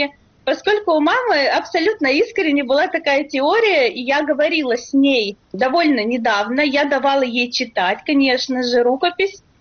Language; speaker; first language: Russian; native; Russian